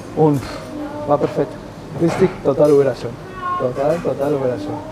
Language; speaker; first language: German; non-native, learner; Spanish